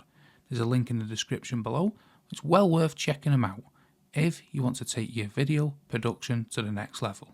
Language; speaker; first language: English; native; English